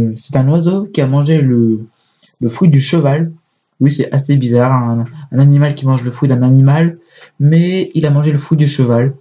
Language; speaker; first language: French; native; French